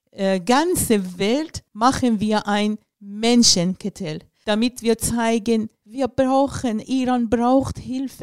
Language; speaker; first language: German; non-native, learner; Persian